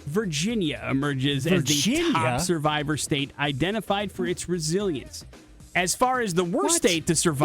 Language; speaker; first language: English; native; English